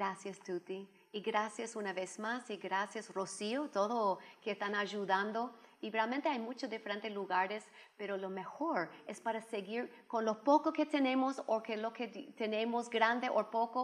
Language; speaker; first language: Spanish; non-native, fluent; English